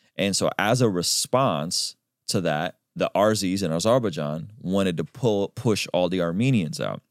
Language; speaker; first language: English; early bilingual, other home language; Armenian